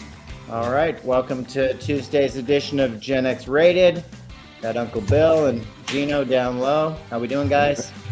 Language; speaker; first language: English; native; English